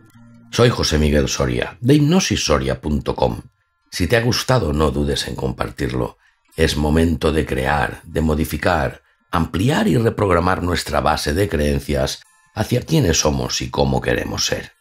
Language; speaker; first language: Spanish; native; Spanish